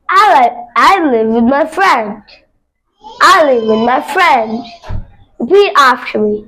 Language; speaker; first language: English; non-native, learner; Bangla